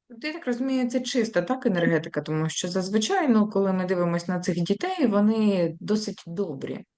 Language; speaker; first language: Ukrainian; native; Ukrainian